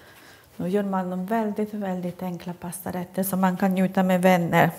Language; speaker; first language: Swedish; non-native, fluent; Italian